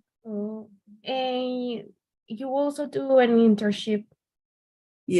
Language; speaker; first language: English; non-native, learner; Spanish